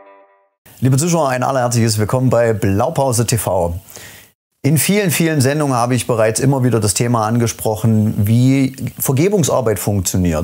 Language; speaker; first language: German; native; German